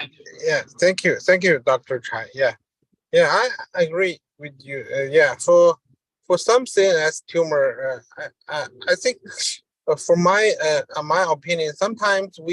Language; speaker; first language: English; non-native, learner; Chinese